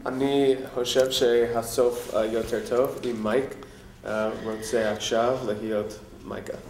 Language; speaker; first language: Hebrew; non-native, learner; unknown